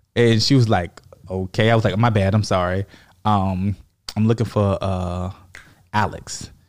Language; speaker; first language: English; native; English